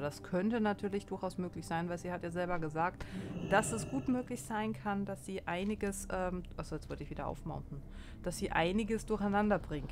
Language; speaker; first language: German; native; German